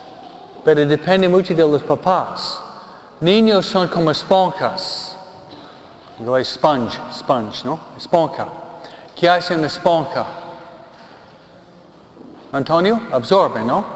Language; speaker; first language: Spanish; non-native, fluent; English